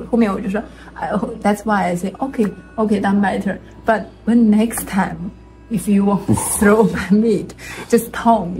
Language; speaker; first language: English; non-native, learner; Chinese